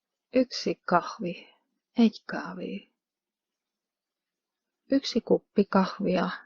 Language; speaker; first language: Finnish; non-native, fluent; Hungarian